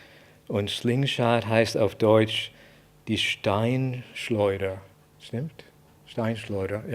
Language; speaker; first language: German; non-native, fluent; English